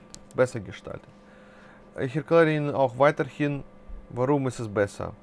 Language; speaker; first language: German; non-native, fluent; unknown